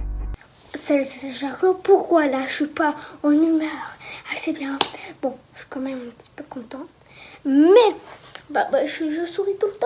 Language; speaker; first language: French; native; French